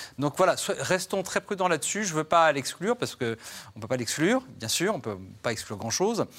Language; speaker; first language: French; native; French